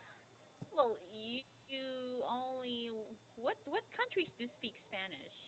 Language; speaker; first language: English; non-native, fluent; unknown